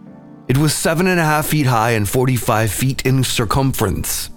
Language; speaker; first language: English; native; English